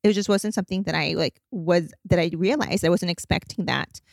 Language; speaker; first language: English; early bilingual, other home language; Spanish